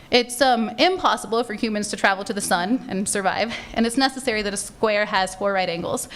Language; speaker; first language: English; native; English